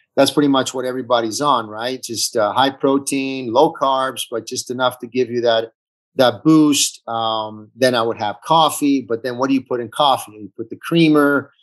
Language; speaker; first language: English; early bilingual, other home language; Italian